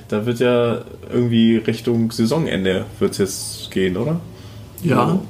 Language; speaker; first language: German; native; German